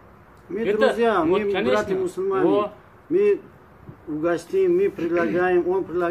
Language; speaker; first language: Russian; non-native, learner; Tajik